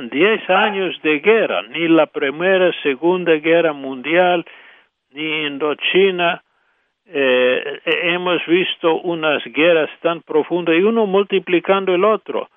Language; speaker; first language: Spanish; non-native, fluent; English